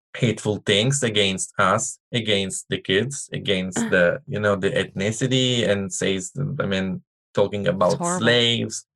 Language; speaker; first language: English; non-native, learner; Italian